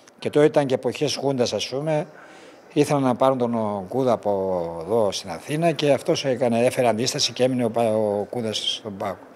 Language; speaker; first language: Greek; native; Greek